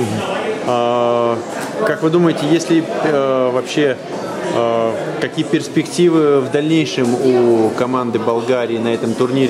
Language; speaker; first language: Russian; native; Russian